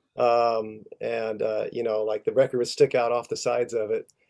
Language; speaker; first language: English; native; English